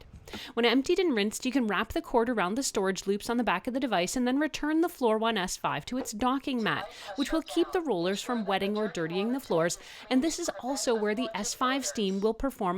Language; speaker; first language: English; native; English